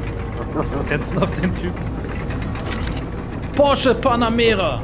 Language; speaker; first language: German; native; German